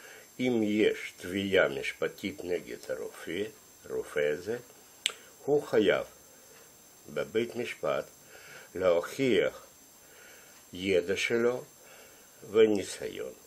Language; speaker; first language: Hebrew; non-native, fluent; Russian